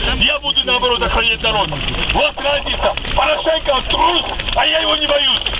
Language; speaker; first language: Russian; non-native, local second language; Georgian